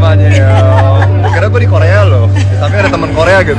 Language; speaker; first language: Indonesian; native; Indonesian